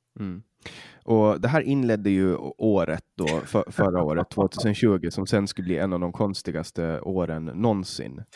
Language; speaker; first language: Swedish; native; Swedish